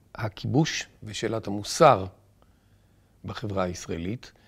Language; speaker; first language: Hebrew; native; Hebrew